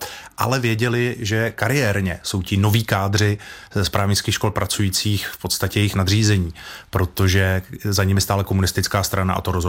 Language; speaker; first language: Czech; native; Czech